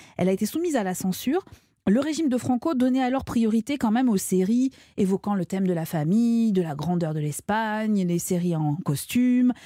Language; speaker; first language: French; native; French